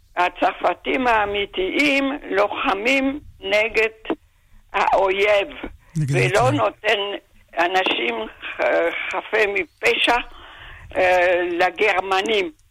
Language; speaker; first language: Hebrew; non-native, fluent; German